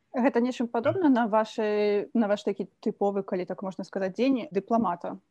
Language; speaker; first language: Belarusian; native; Belarusian